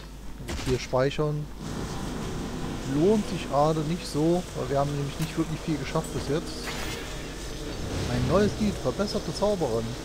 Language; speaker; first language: German; native; German